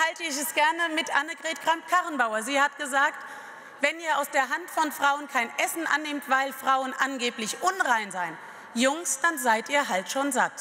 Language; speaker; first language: German; native; German